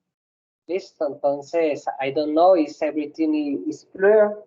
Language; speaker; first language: English; non-native, learner; Spanish